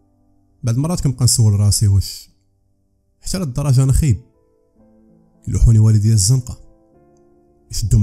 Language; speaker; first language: Arabic; native; Arabic